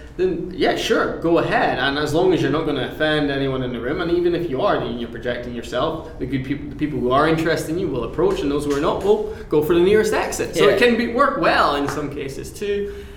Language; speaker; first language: English; native; English